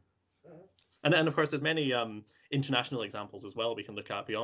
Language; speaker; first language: English; native; English